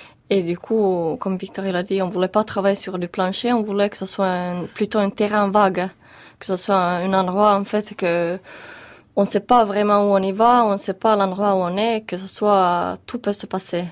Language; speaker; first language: French; non-native, fluent; Finnish